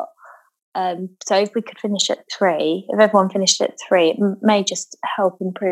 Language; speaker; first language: English; native; English